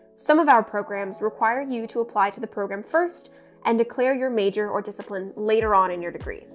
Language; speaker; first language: English; native; English